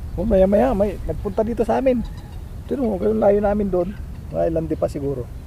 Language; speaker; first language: Filipino; native; Filipino